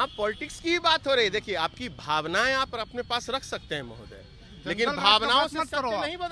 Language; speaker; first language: Hindi; native; Hindi